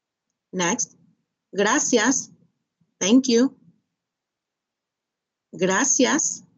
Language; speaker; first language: Spanish; non-native, fluent; English